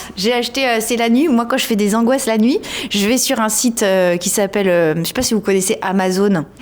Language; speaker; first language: French; native; French